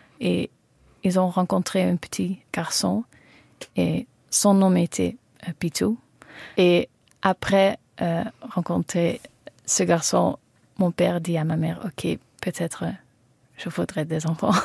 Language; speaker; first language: French; non-native, learner; Dutch